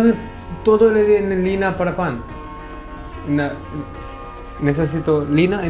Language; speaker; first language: Spanish; non-native, learner; Hindi